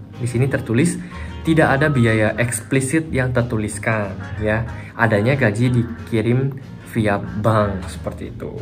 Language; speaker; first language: Indonesian; native; Indonesian